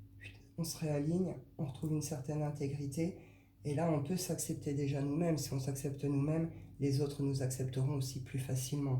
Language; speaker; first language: French; native; French